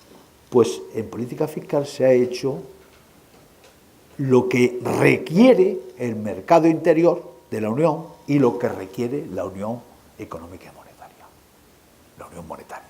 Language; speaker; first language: Spanish; native; Spanish